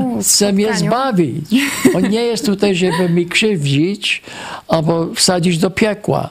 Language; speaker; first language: Polish; early bilingual, heritage; Polish